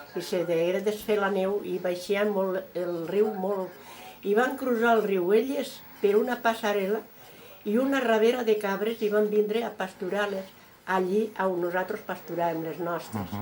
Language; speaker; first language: Catalan; native; Catalan